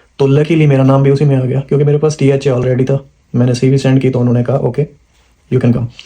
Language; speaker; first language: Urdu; non-native, local second language; Punjabi